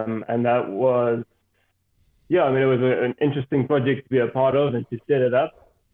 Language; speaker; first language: English; native; English